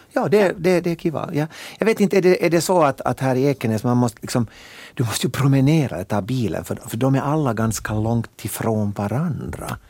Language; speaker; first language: Swedish; native; Swedish